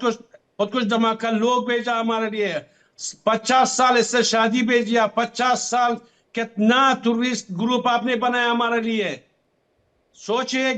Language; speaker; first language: Hindi; non-native, fluent; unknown